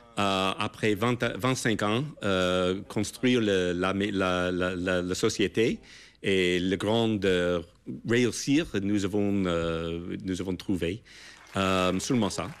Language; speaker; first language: French; non-native, fluent; English